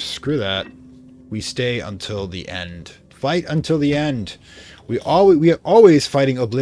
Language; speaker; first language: English; native; English